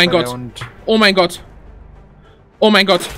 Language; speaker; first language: German; native; German